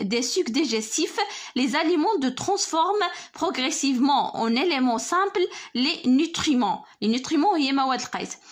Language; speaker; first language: French; non-native, local second language; Arabic